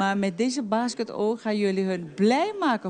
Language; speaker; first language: Dutch; non-native, local second language; Papiamento